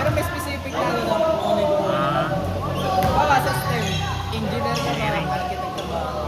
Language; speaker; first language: Filipino; native; Filipino